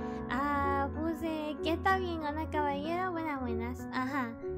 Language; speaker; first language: Spanish; non-native, learner; English